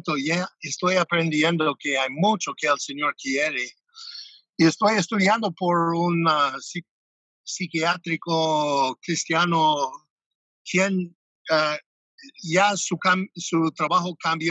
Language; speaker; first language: Spanish; non-native, fluent; English